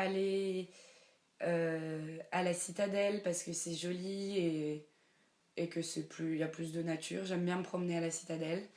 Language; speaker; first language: French; native; French